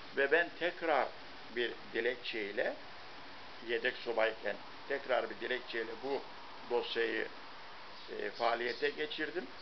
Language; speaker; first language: Turkish; native; Turkish